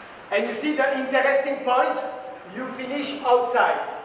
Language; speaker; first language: English; non-native, fluent; French